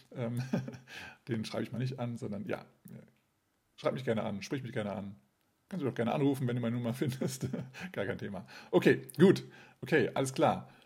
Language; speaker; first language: German; native; German